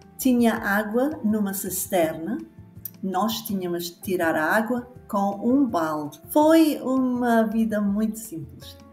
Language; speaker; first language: Portuguese; non-native, fluent; English